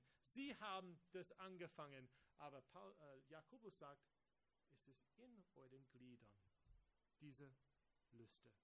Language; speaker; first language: German; non-native, fluent; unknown